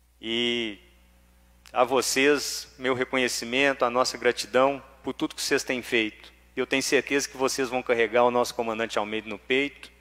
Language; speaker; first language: Portuguese; native; Portuguese